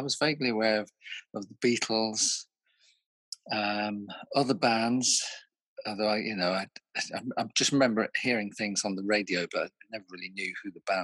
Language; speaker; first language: English; native; English